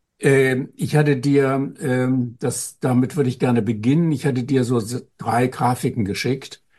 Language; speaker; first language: German; native; German